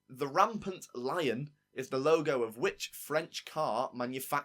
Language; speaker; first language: English; native; English